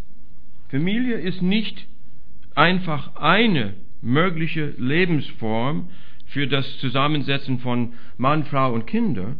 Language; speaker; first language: German; non-native, fluent; English